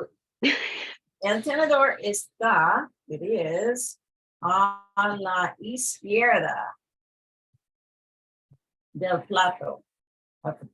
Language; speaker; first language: Spanish; non-native, fluent; English